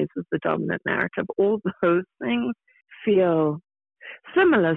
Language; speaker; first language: English; native; English